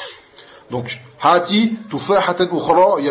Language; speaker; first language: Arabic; non-native, fluent; French